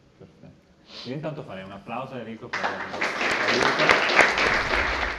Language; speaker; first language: Italian; native; Italian